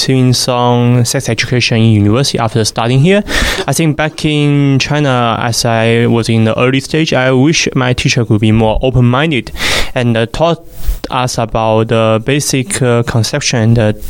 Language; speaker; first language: English; non-native, fluent; Chinese